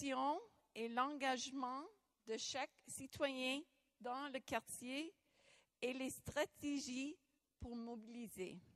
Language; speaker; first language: French; non-native, local second language; English